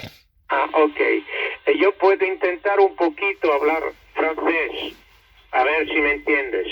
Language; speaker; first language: Spanish; non-native, fluent; Italian